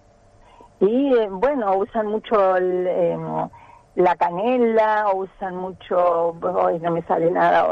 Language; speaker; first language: Spanish; native; Spanish